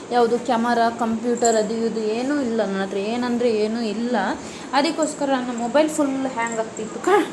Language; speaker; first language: Kannada; non-native, local second language; Tulu